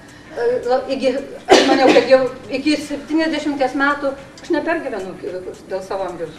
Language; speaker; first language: Lithuanian; non-native, local second language; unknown